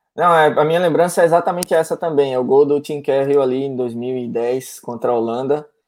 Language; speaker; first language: Portuguese; native; Portuguese